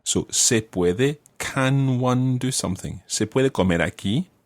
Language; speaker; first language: Spanish; non-native, fluent; English